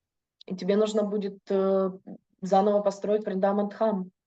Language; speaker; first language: Russian; native; Russian